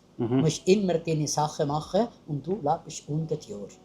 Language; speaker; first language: German; non-native, learner; Italian